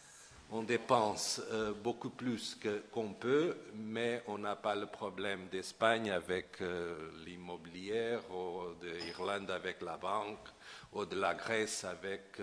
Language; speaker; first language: French; non-native, fluent; Portuguese